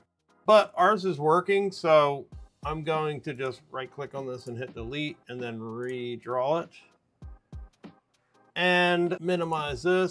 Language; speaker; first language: English; native; English